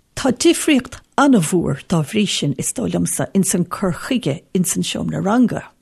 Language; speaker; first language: Irish; native; Irish